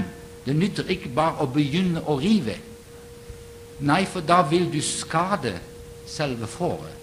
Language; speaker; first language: Norwegian; non-native, fluent; Dutch